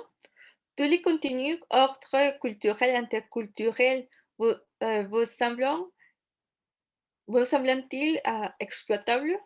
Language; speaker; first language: French; non-native, fluent; Spanish